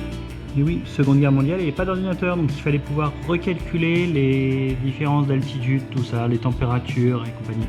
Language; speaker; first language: French; native; French